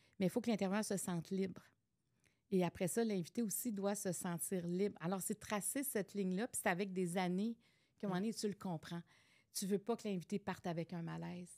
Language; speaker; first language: French; native; French